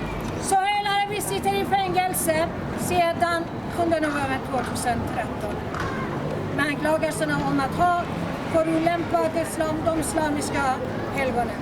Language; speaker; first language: Swedish; non-native, fluent; Persian